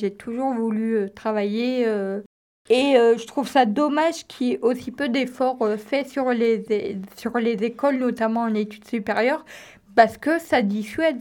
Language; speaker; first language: French; native; French